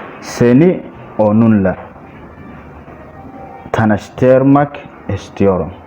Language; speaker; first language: Turkish; non-native, learner; Somali